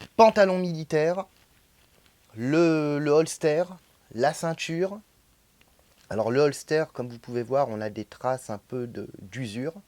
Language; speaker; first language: French; native; French